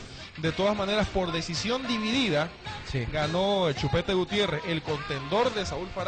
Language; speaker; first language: Spanish; native; Spanish